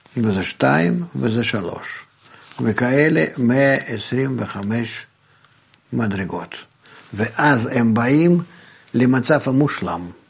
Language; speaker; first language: Hebrew; non-native, fluent; Russian